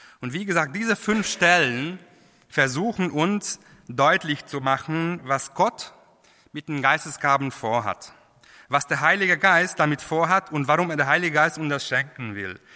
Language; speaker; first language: German; non-native, fluent; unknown